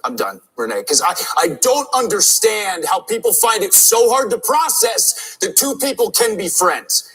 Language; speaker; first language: English; native; English